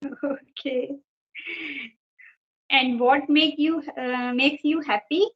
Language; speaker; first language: English; non-native, fluent; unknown